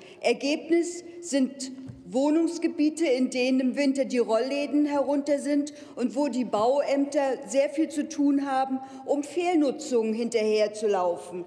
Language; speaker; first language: German; native; German